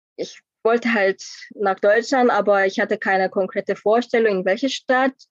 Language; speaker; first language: German; non-native, fluent; Korean